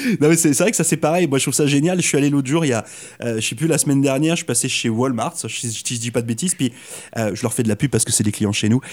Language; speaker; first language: French; native; French